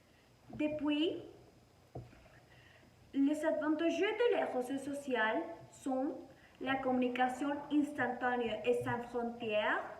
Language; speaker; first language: French; non-native, learner; Spanish